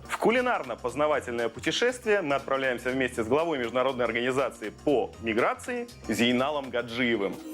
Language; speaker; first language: Russian; native; Russian